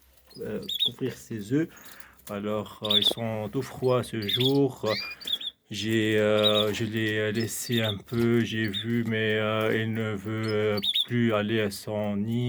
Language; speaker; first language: French; non-native, fluent; Arabic